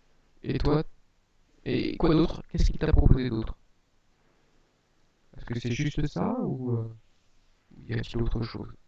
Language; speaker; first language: French; native; French